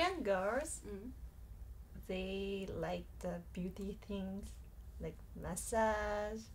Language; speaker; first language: English; non-native, learner; Japanese